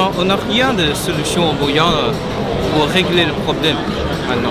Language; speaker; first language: French; non-native, fluent; Chinese